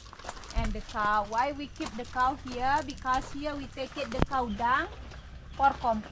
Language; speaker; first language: English; non-native, learner; Balinese